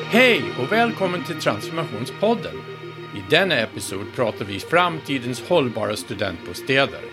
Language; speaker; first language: Swedish; non-native, fluent; English